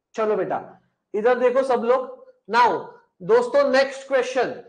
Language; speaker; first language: Hindi; non-native, local second language; Marathi